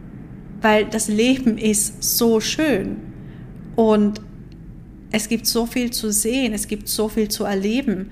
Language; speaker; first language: German; native; German